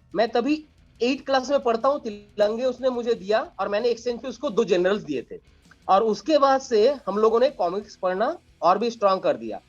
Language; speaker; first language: Hindi; non-native, local second language; Bangla